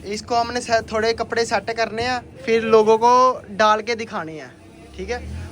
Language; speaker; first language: Hindi; non-native, local second language; Punjabi